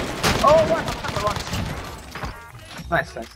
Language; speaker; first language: English; non-native, learner; Persian